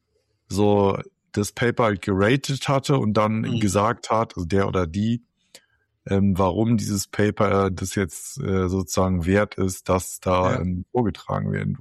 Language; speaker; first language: German; native; German